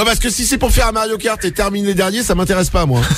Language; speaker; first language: French; native; French